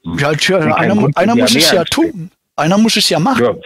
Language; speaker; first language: German; native; German